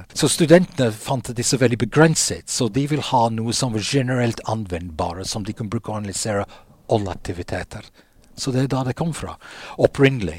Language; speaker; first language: Norwegian; non-native, fluent; English